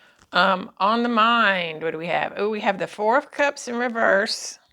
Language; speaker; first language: English; native; English